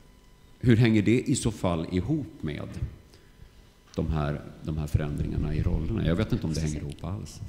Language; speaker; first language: Swedish; native; Swedish